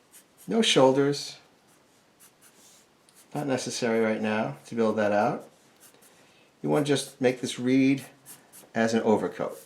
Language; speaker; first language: English; native; English